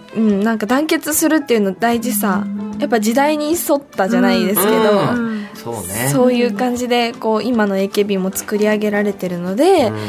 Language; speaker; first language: Japanese; native; Japanese